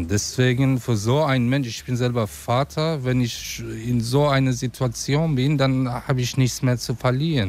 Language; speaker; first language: German; non-native, fluent; Persian